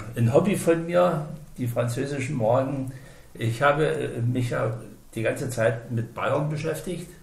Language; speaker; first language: German; native; German